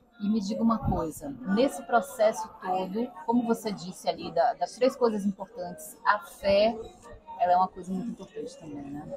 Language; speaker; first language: Portuguese; native; Portuguese